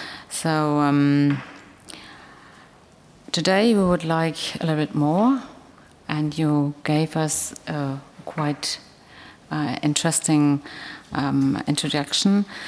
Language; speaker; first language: English; non-native, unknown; German